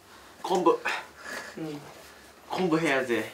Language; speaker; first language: Korean; non-native, learner; Japanese